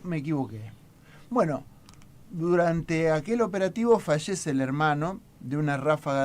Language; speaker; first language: Spanish; native; Spanish